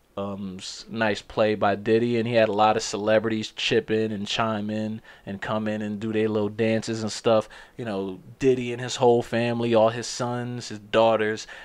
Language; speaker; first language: English; native; English